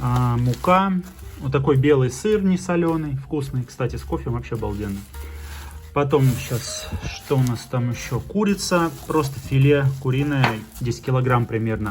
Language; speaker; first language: Russian; native; Russian